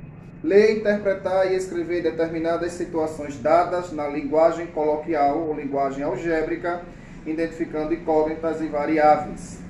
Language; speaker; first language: Portuguese; native; Portuguese